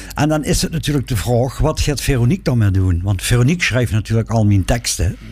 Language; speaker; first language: Dutch; non-native, local second language; Limburgish